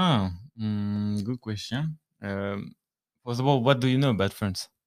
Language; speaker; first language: English; non-native, learner; French